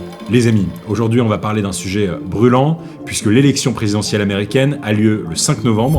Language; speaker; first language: French; native; French